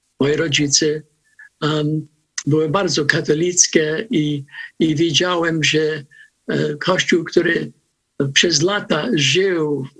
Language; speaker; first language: Polish; non-native, fluent; English